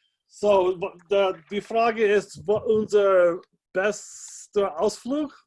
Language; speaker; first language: German; non-native, fluent; English